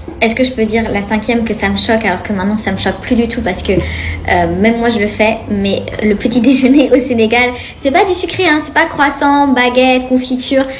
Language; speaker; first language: French; native; French